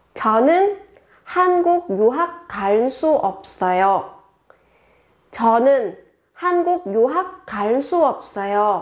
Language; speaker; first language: Korean; non-native, fluent; Vietnamese